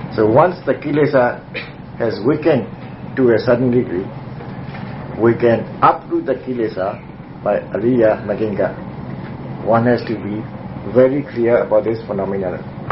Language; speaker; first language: English; non-native, fluent; Burmese